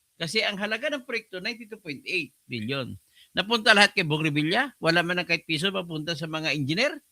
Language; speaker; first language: Filipino; non-native, local second language; Hiligaynon